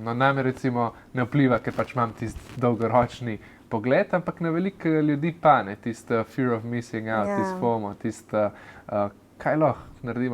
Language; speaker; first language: Slovenian; native; Slovenian